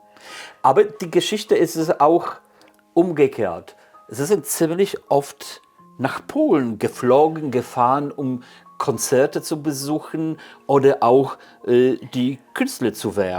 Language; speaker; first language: German; non-native, fluent; Polish